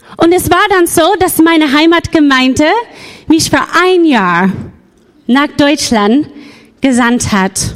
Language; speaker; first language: German; non-native, fluent; English